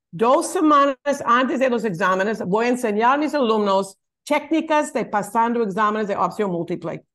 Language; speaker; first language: Spanish; non-native, learner; English